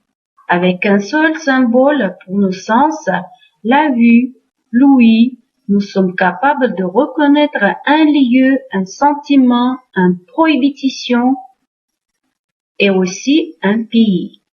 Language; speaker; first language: French; non-native, fluent; Uzbek